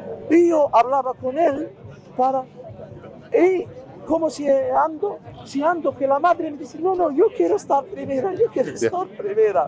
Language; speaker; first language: Spanish; non-native, fluent; Arabic